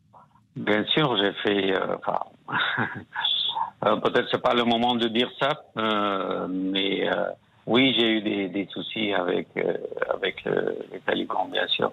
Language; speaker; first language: French; non-native, fluent; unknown